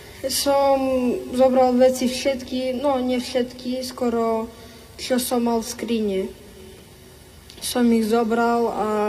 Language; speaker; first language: Slovak; early bilingual, other home language; Ukrainian